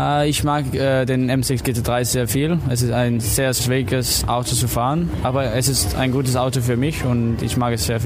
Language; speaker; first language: German; non-native, fluent; Danish